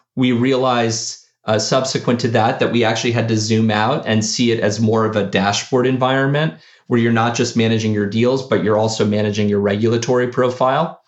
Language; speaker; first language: English; early bilingual, other home language; Spanish